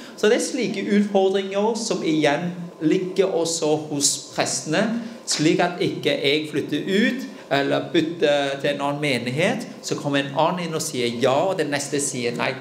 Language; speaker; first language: Norwegian; non-native, fluent; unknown